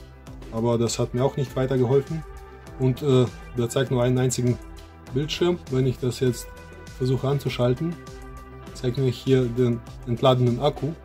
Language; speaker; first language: German; non-native, fluent; Russian